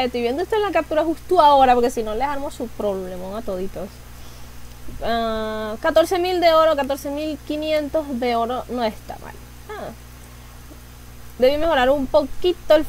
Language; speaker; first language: Spanish; native; Spanish